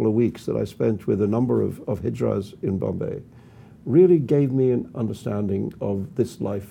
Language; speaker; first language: English; non-native, local second language; Urdu